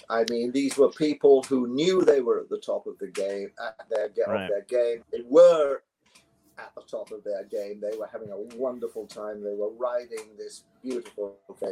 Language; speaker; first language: English; native; English